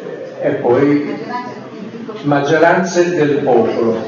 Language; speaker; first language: Italian; non-native, fluent; English